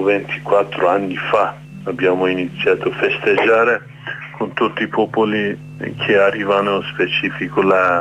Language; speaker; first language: Italian; non-native, learner; Kurdish